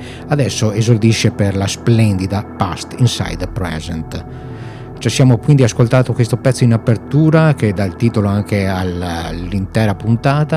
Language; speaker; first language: Italian; native; Italian